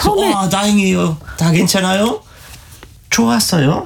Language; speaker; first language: Korean; non-native, learner; German